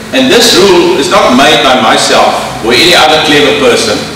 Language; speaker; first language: English; non-native, local second language; Afrikaans